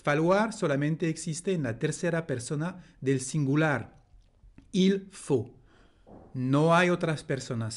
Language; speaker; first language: Spanish; non-native, fluent; French